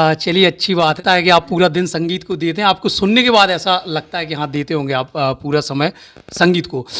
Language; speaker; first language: Hindi; native; Hindi